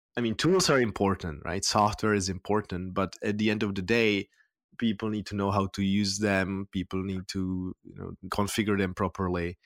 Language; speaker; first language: English; non-native, fluent; Czech